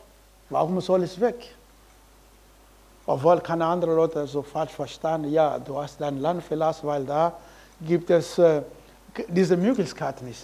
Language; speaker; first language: German; non-native, learner; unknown